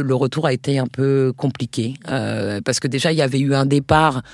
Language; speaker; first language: French; native; French